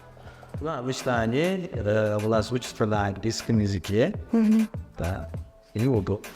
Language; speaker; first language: Russian; non-native, local second language; Uzbek